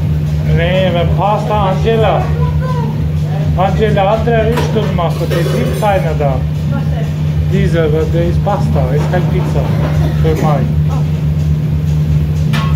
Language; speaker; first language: German; non-native, learner; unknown